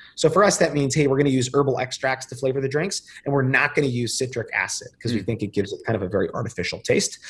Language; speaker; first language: English; native; English